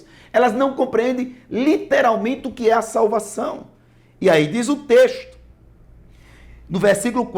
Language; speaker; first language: Portuguese; native; Portuguese